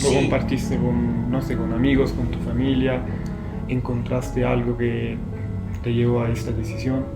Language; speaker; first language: Spanish; non-native, fluent; Italian